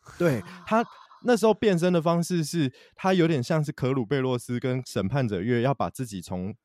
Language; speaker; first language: Chinese; native; Chinese